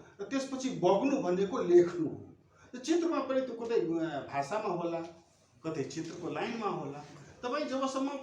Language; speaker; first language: Nepali; non-native, local second language; Maithili